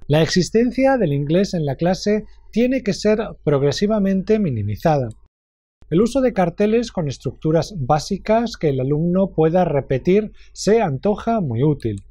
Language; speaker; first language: Spanish; native; Spanish